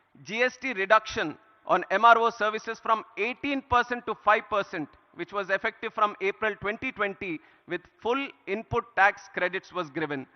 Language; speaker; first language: English; non-native, local second language; Telugu